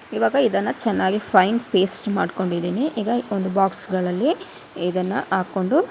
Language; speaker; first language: Kannada; non-native, local second language; Kodava